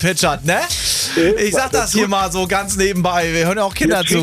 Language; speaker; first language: German; native; German